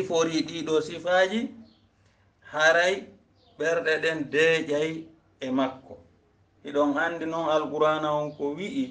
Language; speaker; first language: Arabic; non-native, fluent; Fula